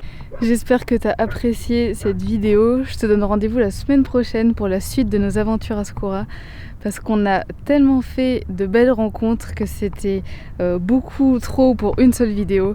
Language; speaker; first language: French; native; French